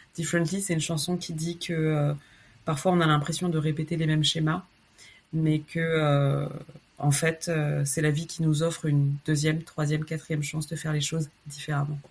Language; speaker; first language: French; early bilingual, other home language; Chinese